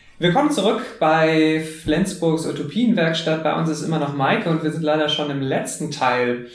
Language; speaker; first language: German; native; German